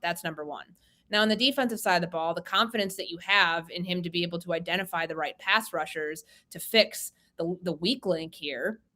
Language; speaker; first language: English; native; English